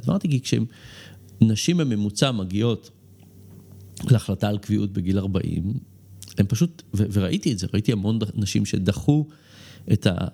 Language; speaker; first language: Hebrew; early bilingual, other home language; English